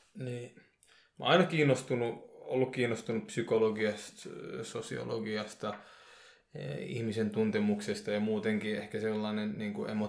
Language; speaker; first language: Finnish; early bilingual, other home language; Oromo